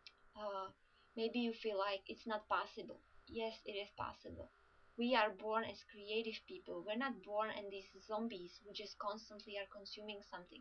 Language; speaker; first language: English; non-native, fluent; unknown